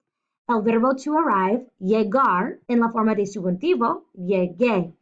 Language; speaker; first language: Spanish; non-native, fluent; English